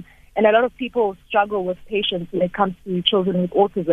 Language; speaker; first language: English; non-native, local second language; Zulu